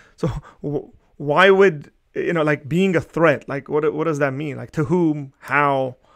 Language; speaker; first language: English; early bilingual, other home language; Armenian